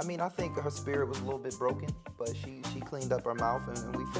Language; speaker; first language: English; native; English